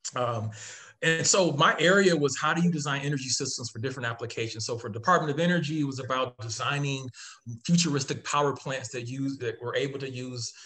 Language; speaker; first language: English; native; English